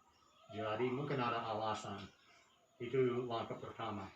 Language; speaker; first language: Indonesian; non-native, fluent; English